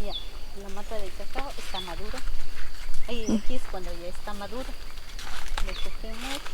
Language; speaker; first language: Spanish; native; Spanish